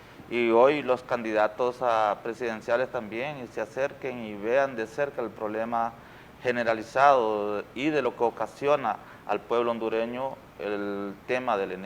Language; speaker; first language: Spanish; native; Spanish